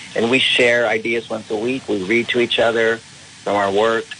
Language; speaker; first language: English; native; English